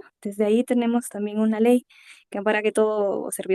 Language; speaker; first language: Spanish; native; Spanish